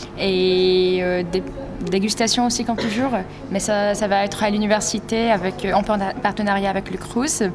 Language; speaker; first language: French; non-native, local second language; Arabic